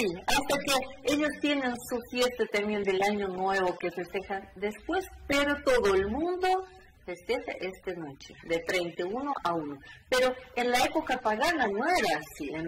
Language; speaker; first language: Spanish; non-native, fluent; Russian